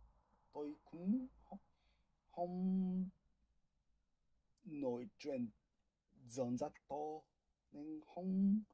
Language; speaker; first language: Vietnamese; non-native, learner; Japanese